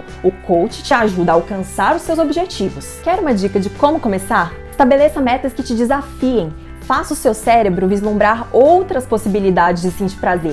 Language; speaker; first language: Portuguese; native; Portuguese